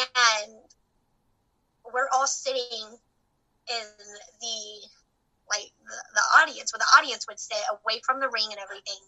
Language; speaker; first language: English; native; English